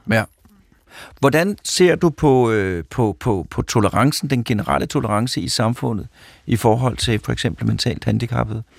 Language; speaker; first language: Danish; native; Danish